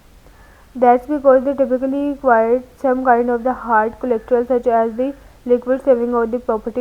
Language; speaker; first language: English; non-native, local second language; Urdu